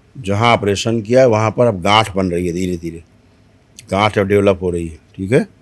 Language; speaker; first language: Hindi; native; Hindi